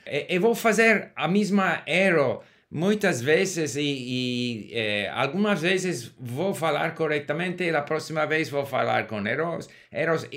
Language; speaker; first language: Portuguese; non-native, learner; English